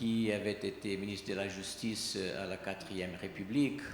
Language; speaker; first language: French; non-native, fluent; Portuguese